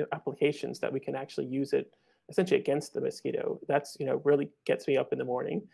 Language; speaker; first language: English; native; English